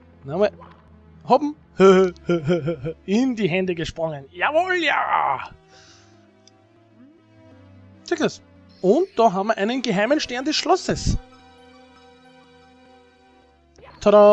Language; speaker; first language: German; native; German